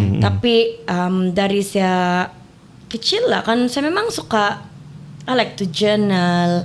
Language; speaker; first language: Malay; native; Malay